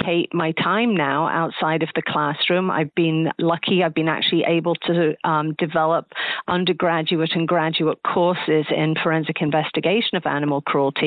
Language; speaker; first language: English; native; English